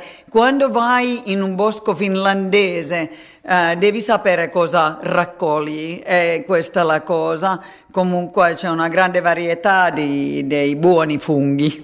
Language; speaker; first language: Italian; non-native, fluent; Finnish